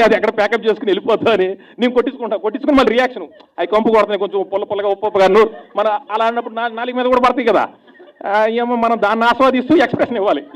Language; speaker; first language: Telugu; native; Telugu